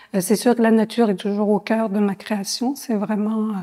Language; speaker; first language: French; native; French